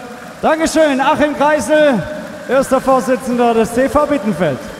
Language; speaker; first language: German; native; German